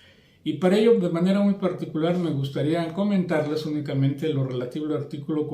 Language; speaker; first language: Spanish; native; Spanish